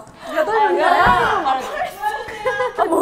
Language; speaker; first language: Korean; native; Korean